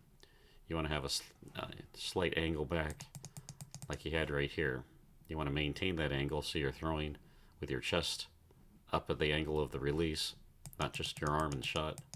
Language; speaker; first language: English; native; English